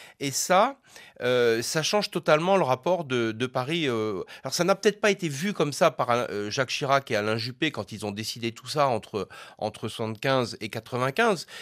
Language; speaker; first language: French; native; French